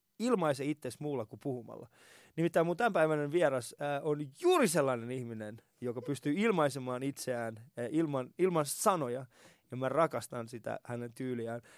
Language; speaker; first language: Finnish; early bilingual, other home language; Persian